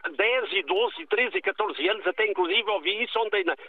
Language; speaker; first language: Portuguese; native; Portuguese